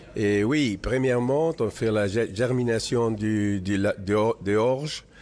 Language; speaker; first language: French; non-native, fluent; Spanish